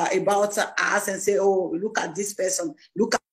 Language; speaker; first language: English; non-native, learner; French